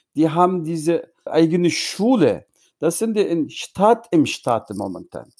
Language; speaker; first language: German; non-native, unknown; Uyghur